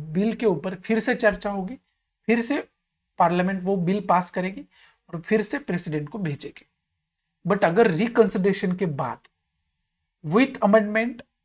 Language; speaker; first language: Hindi; non-native, local second language; Marathi